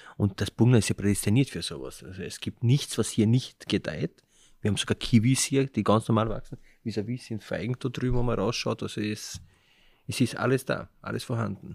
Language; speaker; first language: German; early bilingual, other home language; Slovenian